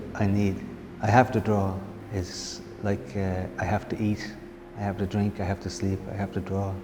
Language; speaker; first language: English; native; English